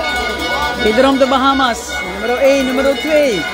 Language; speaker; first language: Dutch; native; Dutch